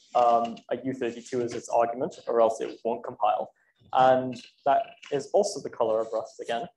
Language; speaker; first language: English; native; English